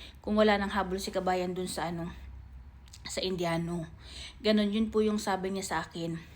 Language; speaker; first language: Filipino; native; Filipino